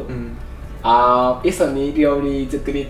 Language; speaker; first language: Japanese; non-native, learner; Vietnamese